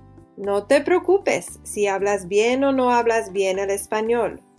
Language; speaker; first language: Spanish; non-native, fluent; English